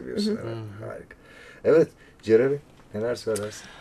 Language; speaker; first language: Turkish; native; Turkish